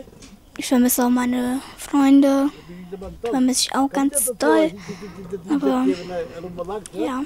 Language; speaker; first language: German; early bilingual, other home language; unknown